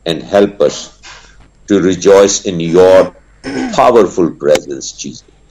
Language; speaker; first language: English; non-native, local second language; Punjabi